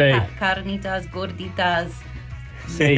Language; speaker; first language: Spanish; non-native, learner; English